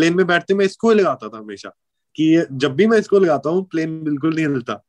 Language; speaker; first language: Hindi; non-native, local second language; Punjabi